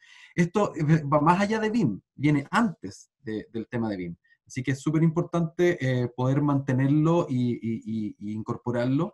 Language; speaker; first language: Spanish; native; Spanish